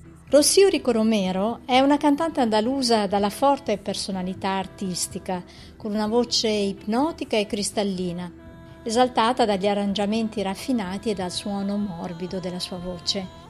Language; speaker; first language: Italian; native; Italian